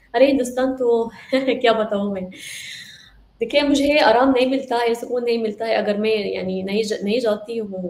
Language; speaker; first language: Hindi; non-native, fluent; Arabic